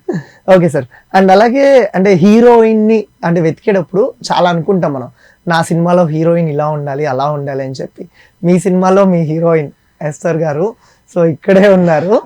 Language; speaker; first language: Telugu; native; Telugu